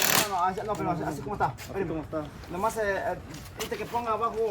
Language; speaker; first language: Spanish; native; Spanish